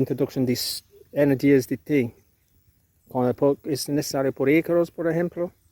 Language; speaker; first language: Spanish; non-native, learner; English